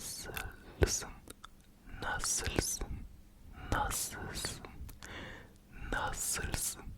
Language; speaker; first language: Turkish; early bilingual, heritage; Turkish